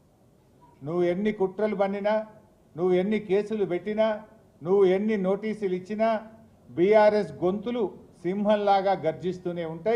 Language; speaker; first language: Telugu; native; Telugu